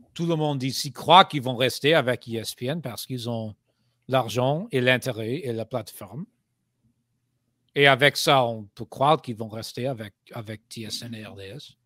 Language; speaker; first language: French; non-native, fluent; English